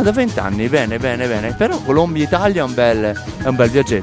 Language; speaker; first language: Italian; native; Italian